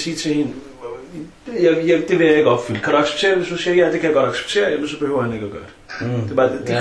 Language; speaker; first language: Danish; native; Danish